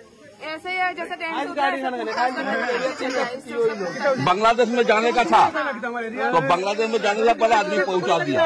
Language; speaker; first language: Hindi; non-native, local second language; Bangla